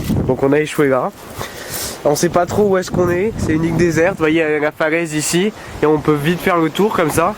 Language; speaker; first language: French; native; French